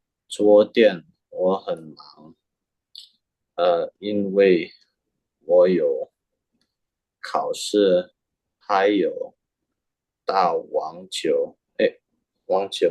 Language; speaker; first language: Chinese; non-native, learner; Indonesian